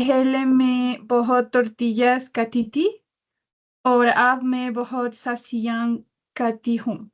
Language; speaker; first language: Hindi; non-native, learner; Spanish